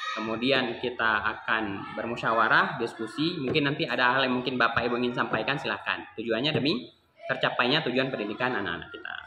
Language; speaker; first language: Indonesian; non-native, local second language; Achinese